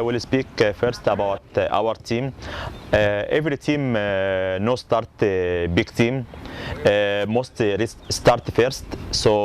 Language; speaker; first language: English; non-native, learner; Arabic